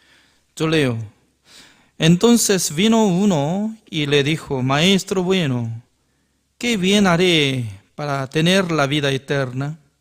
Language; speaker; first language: Spanish; non-native, learner; Korean